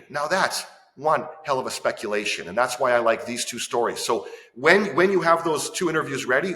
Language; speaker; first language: English; native; English